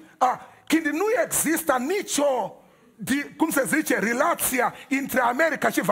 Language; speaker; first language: Romanian; non-native, learner; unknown